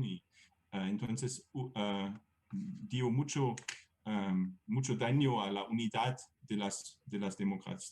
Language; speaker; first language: Spanish; non-native, fluent; German